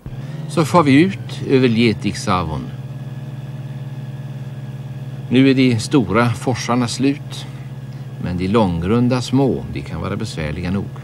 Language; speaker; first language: Swedish; native; Swedish